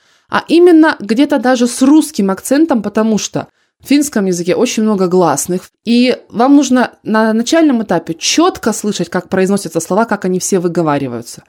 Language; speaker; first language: Russian; native; Russian